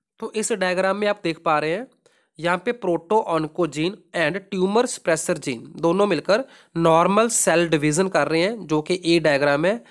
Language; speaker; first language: Hindi; non-native, local second language; Punjabi